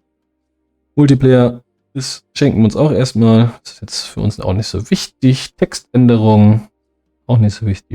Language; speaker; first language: German; native; German